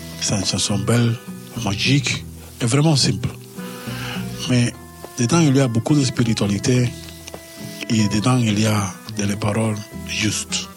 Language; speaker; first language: French; non-native, learner; Spanish